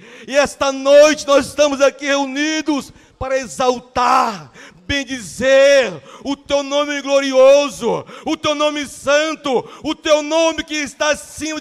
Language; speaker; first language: Portuguese; native; Portuguese